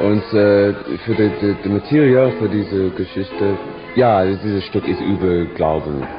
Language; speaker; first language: German; non-native, learner; English